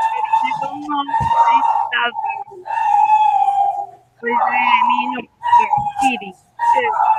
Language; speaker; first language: English; non-native, learner; Spanish